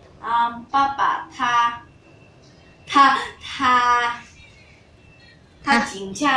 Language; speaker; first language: Chinese; non-native, learner; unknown